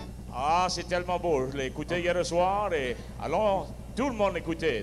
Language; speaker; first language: French; early bilingual, heritage; French